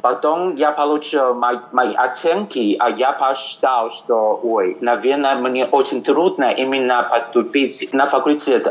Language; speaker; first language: Russian; non-native, fluent; Chinese